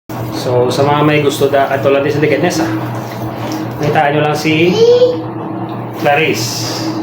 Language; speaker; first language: Filipino; non-native, local second language; Hiligaynon